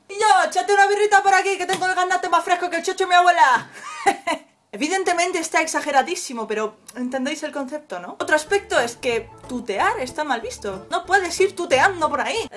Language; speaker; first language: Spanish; early bilingual, other home language; French